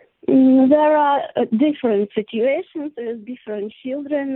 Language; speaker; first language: English; non-native, learner; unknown